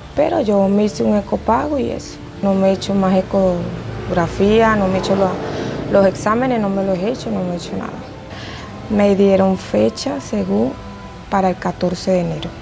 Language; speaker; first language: Spanish; native; Spanish